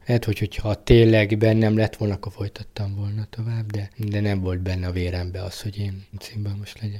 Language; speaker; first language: Hungarian; native; Hungarian